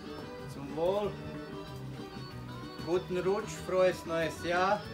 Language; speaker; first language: German; non-native, learner; Bosnian